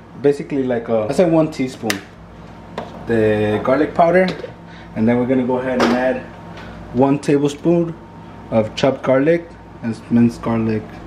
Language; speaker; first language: English; early bilingual, other home language; Spanish